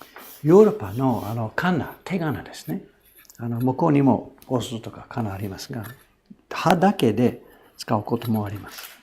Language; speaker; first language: Japanese; non-native, fluent; English